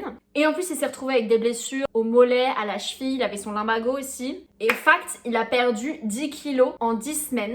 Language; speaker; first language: French; native; French